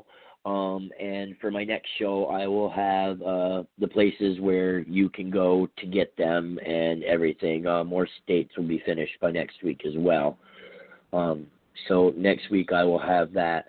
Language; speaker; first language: English; native; English